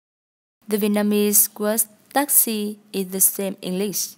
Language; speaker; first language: English; non-native, learner; Vietnamese